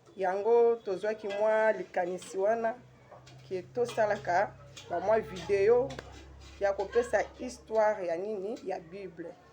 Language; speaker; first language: Lingala; non-native, local second language; Swahili